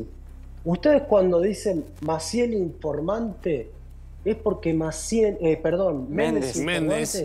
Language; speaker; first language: Spanish; native; Spanish